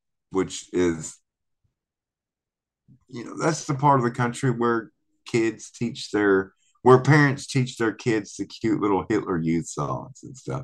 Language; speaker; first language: English; native; English